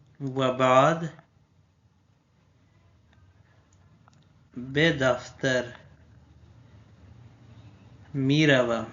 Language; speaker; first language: Persian; non-native, fluent; Urdu